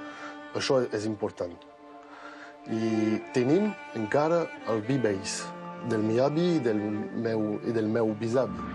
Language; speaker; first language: Catalan; non-native, local second language; French